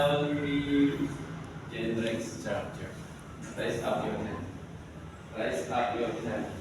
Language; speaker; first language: English; non-native, learner; Indonesian